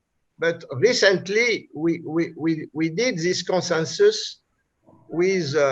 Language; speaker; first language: English; non-native, fluent; French